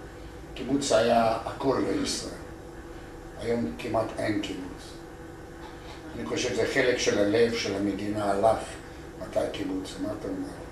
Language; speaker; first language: Hebrew; non-native, learner; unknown